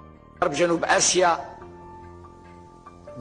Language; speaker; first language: Arabic; native; Arabic